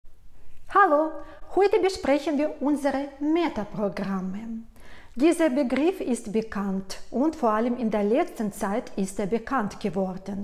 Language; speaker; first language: German; non-native, fluent; Russian